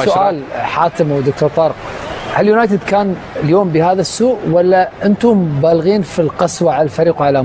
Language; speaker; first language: Arabic; native; Arabic